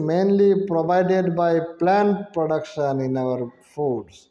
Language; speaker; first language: English; non-native, local second language; Bangla